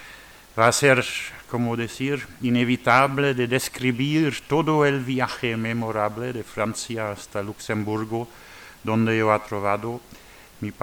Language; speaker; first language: Spanish; non-native, learner; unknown